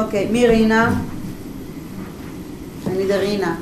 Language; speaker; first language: Hebrew; non-native, learner; English